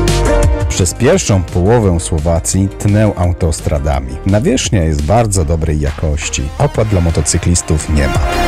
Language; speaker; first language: Polish; native; Polish